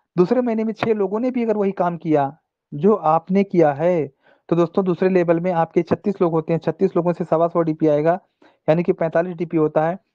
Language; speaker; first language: Hindi; non-native, local second language; Telugu